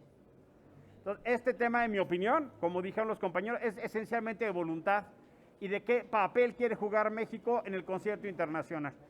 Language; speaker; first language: Spanish; native; Spanish